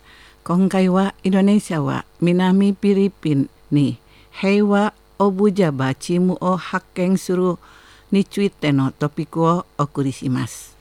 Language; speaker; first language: Japanese; non-native, fluent; Indonesian